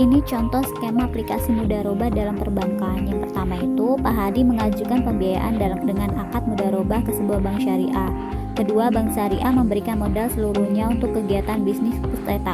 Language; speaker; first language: Indonesian; native; Indonesian